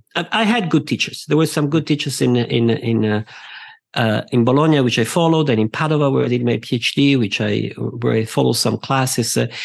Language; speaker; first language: English; non-native, fluent; Italian